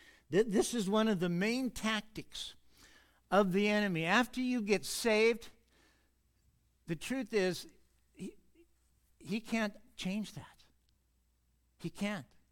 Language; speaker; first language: English; native; English